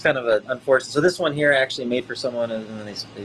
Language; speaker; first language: English; native; English